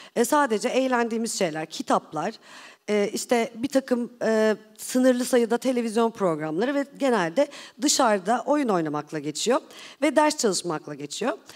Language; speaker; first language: Turkish; native; Turkish